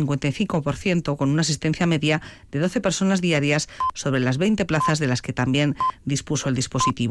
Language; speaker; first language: Spanish; native; Spanish